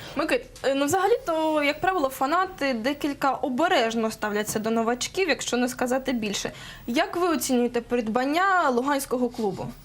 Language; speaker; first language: Ukrainian; non-native, local second language; Russian